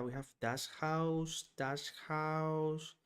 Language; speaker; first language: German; non-native, learner; Spanish